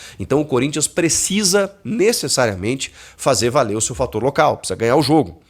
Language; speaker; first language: Portuguese; native; Portuguese